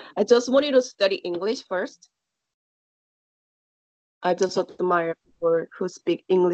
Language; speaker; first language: English; non-native, learner; Korean